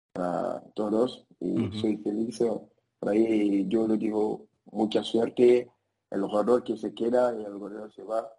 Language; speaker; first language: Spanish; non-native, fluent; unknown